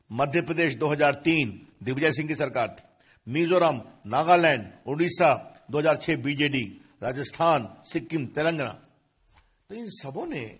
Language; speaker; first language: Hindi; native; Hindi